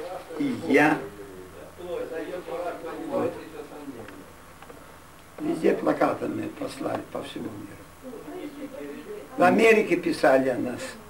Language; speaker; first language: Russian; non-native, local second language; Yiddish